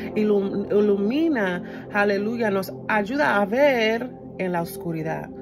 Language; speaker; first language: Spanish; early bilingual, other home language; English